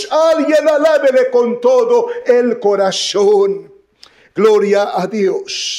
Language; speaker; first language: Spanish; native; Spanish